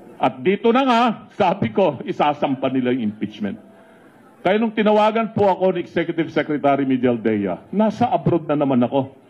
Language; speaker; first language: Filipino; non-native, local second language; Iloko